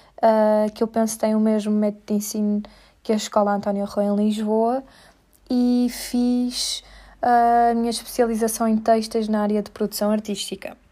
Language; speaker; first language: Portuguese; native; Portuguese